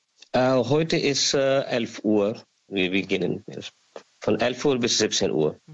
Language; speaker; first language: German; non-native, learner; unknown